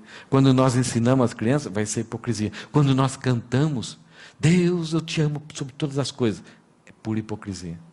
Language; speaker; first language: Portuguese; native; Portuguese